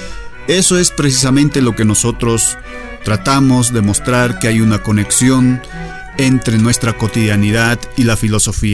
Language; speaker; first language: Spanish; native; Spanish